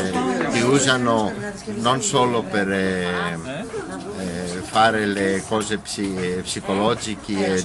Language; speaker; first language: Italian; non-native, learner; Greek